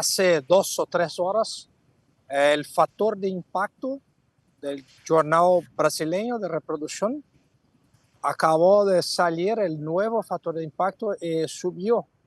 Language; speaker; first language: Spanish; non-native, fluent; Portuguese